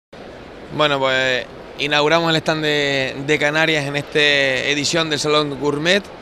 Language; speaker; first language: Spanish; native; Spanish